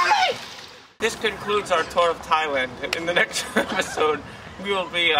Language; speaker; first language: English; native; English